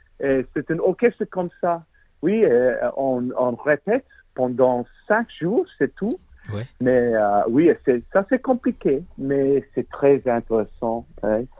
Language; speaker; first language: French; non-native, learner; English